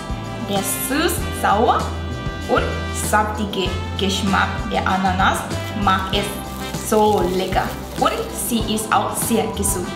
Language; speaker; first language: German; non-native, learner; Thai